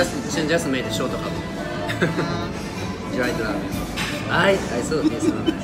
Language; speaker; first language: English; non-native, learner; Japanese